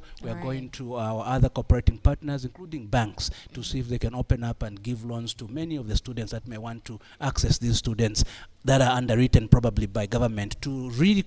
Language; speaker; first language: English; non-native, local second language; Bemba